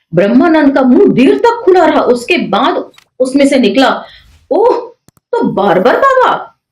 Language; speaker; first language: Hindi; native; Hindi